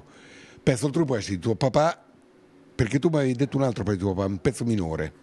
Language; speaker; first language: Italian; native; Italian